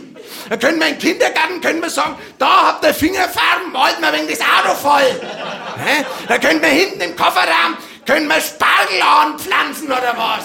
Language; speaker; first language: German; native; German